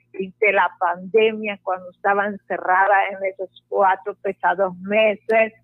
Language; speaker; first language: Spanish; non-native, fluent; Arabic